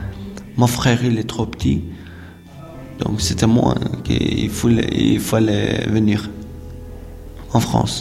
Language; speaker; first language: French; non-native, learner; Albanian